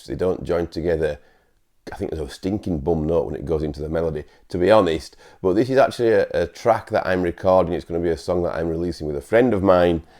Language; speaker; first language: English; native; English